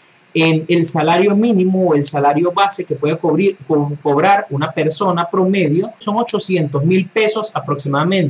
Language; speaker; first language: Spanish; native; Spanish